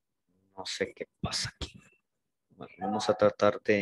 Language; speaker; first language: Spanish; native; Spanish